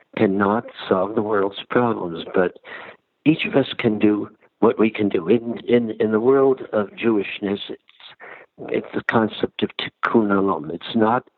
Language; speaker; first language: English; early bilingual, other home language; Ukrainian